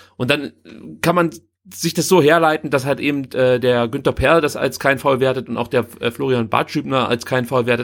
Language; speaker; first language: German; native; German